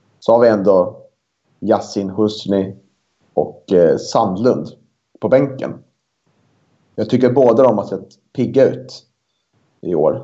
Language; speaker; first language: Swedish; native; Swedish